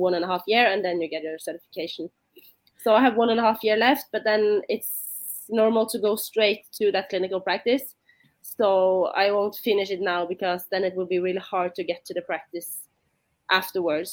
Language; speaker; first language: English; non-native, fluent; Norwegian